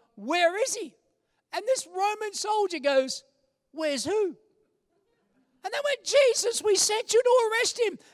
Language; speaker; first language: English; native; English